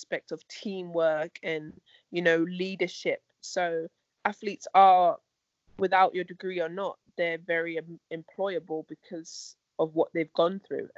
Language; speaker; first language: English; native; English